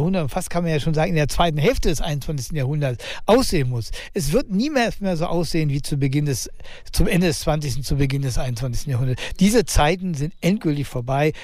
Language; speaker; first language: German; native; German